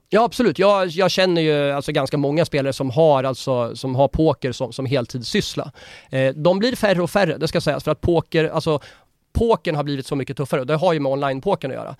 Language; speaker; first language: Swedish; native; Swedish